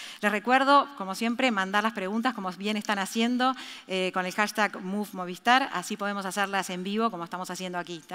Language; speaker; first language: Spanish; native; Spanish